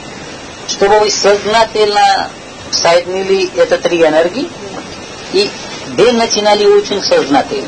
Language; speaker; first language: Russian; non-native, learner; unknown